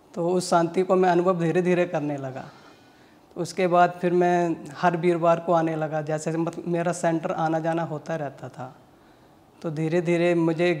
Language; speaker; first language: Hindi; native; Hindi